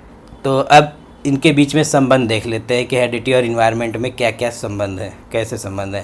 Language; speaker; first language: Hindi; native; Hindi